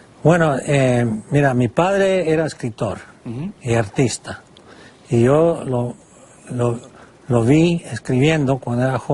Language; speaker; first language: Spanish; non-native, fluent; English